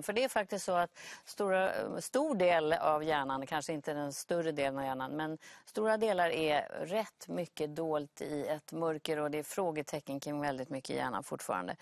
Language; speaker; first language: Swedish; native; Swedish